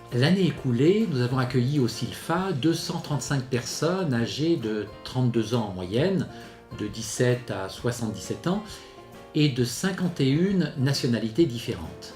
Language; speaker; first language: French; native; French